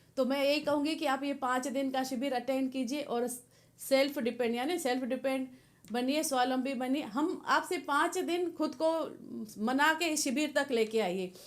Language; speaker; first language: Hindi; native; Hindi